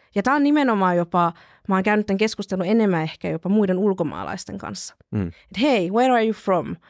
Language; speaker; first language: Finnish; native; Finnish